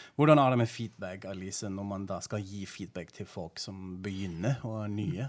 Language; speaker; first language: Norwegian; non-native, fluent; German